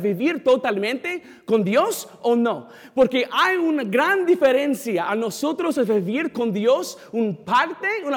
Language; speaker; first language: Spanish; non-native, fluent; English